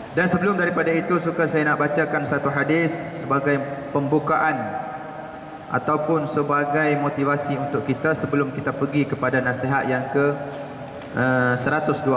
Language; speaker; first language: Malay; native; Malay